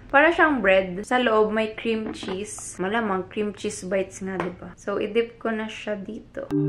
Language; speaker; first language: Filipino; non-native, local second language; Hiligaynon